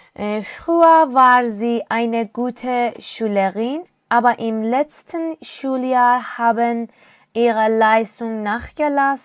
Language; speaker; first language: German; non-native, fluent; Persian